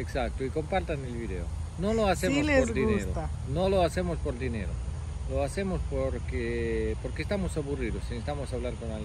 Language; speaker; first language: Spanish; native; Spanish